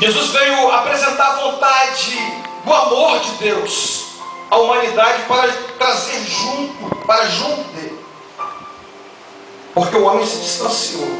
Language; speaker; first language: Portuguese; native; Portuguese